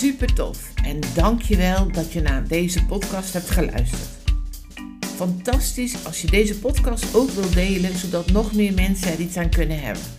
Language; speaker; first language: Dutch; native; Dutch